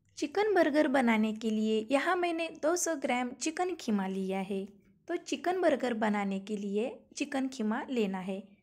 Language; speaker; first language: Hindi; non-native, local second language; Marathi